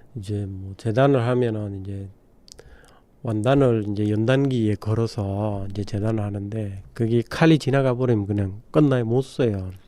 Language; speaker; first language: Korean; non-native, fluent; Bangla